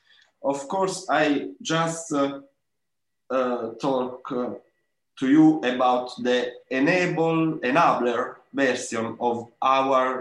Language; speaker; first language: English; non-native, learner; Italian